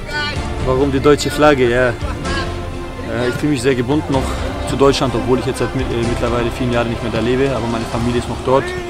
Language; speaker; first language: German; early bilingual, other home language; Albanian